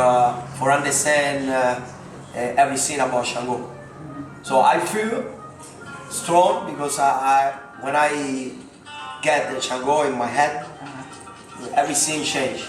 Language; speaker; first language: English; non-native, learner; Spanish